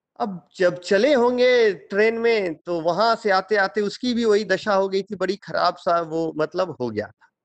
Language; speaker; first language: Hindi; native; Hindi